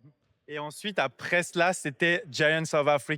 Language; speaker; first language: French; native; French